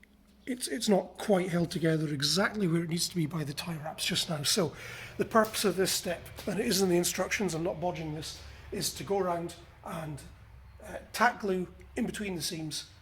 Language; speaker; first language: English; native; English